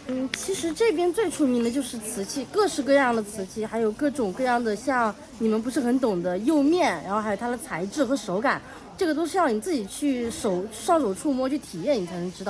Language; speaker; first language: Chinese; native; Chinese